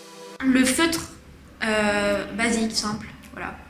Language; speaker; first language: French; native; French